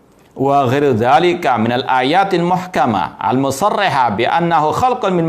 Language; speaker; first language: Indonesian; native; Indonesian